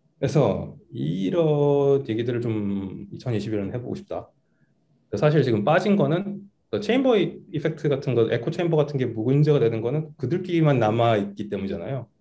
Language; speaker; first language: Korean; native; Korean